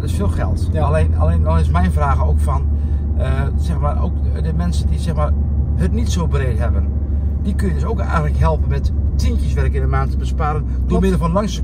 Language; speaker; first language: Dutch; native; Dutch